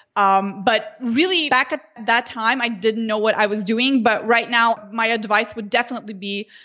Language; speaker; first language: English; non-native, fluent; Slovenian